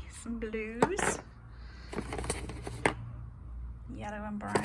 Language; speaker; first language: English; native; English